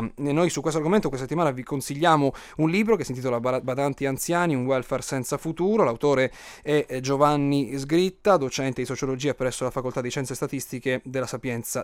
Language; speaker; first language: Italian; native; Italian